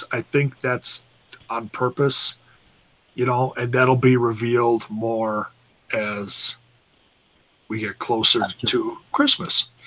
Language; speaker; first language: English; native; English